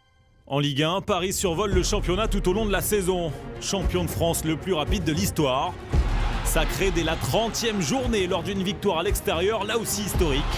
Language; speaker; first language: French; native; French